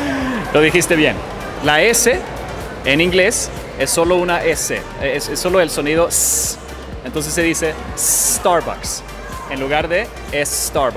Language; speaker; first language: Spanish; non-native, fluent; English